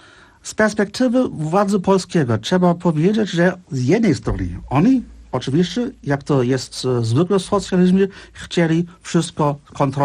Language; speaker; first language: Polish; non-native, fluent; Czech